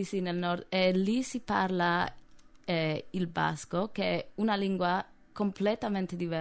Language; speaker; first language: Italian; non-native, fluent; English